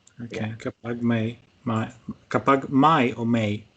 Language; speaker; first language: Filipino; non-native, learner; Russian